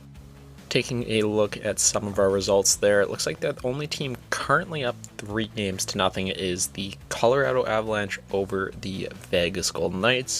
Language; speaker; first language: English; native; English